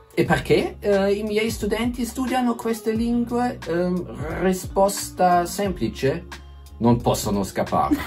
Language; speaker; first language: Italian; non-native, fluent; German